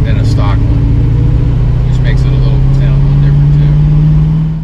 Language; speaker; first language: English; native; English